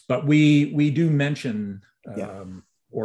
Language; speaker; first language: English; native; English